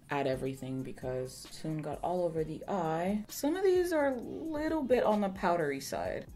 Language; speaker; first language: English; early bilingual, other home language; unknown